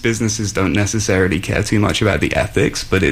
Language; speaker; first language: English; native; English